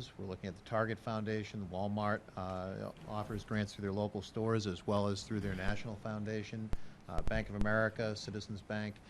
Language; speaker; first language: English; native; English